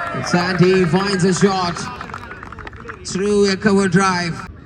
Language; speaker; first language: English; non-native, local second language; Malayalam